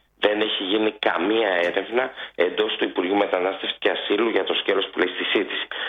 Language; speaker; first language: Greek; native; Greek